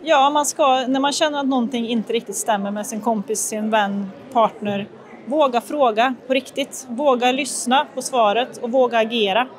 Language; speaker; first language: Swedish; native; Swedish